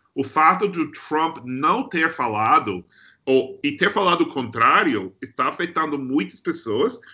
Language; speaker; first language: Portuguese; non-native, fluent; English